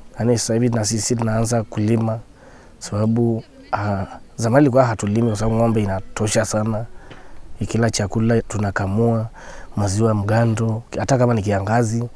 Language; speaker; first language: Swahili; non-native, local second language; Masai